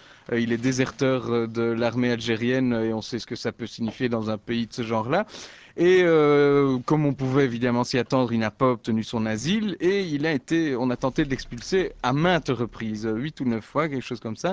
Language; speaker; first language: French; native; French